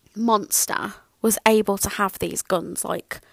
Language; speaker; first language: English; native; English